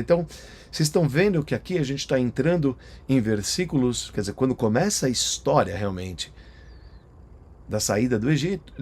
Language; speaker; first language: Portuguese; native; Portuguese